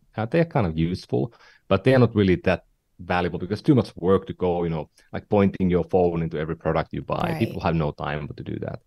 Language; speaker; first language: English; non-native, fluent; Finnish